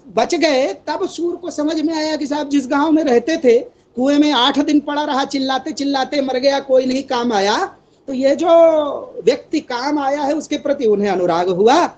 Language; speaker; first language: Hindi; native; Hindi